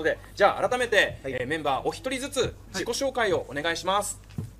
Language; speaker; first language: Japanese; native; Japanese